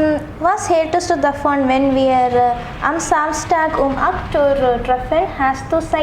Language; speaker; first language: German; non-native, learner; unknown